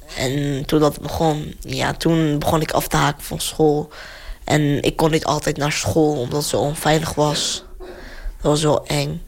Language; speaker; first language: Dutch; early bilingual, other home language; Arabic